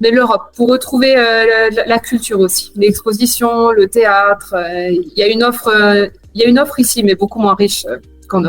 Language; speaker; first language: French; native; French